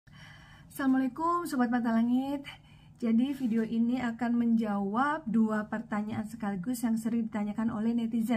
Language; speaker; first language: Indonesian; native; Indonesian